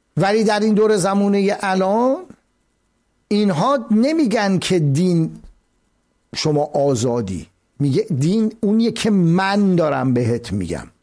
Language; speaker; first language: Persian; native; Persian